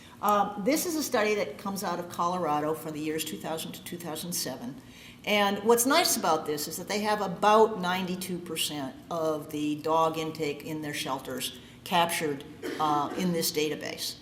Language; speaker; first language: English; native; English